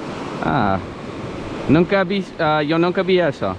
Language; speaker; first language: Spanish; non-native, learner; English